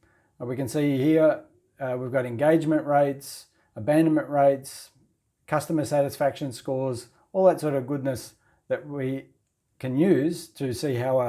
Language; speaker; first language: English; native; English